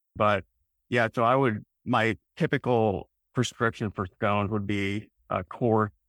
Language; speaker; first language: English; native; English